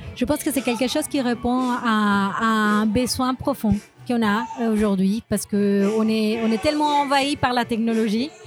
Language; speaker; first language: French; non-native, fluent; Spanish